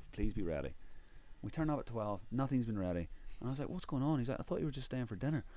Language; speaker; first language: English; native; English